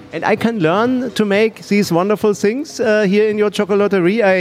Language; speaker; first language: English; non-native, learner; German